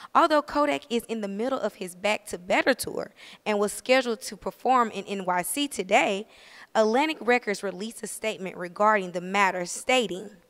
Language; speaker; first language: English; native; English